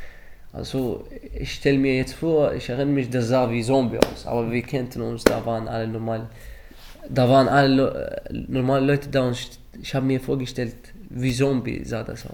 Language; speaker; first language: German; early bilingual, other home language; Arabic